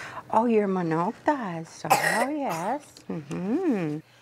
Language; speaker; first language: English; non-native, local second language; French